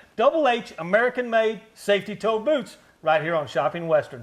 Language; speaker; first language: English; native; English